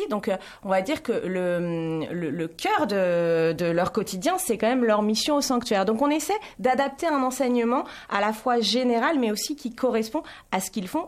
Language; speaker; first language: French; native; French